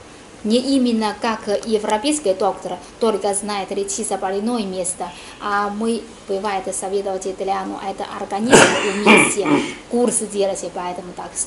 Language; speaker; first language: Russian; non-native, learner; Chinese